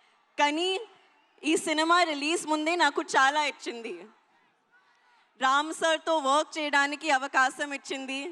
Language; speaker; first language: Telugu; non-native, local second language; Hindi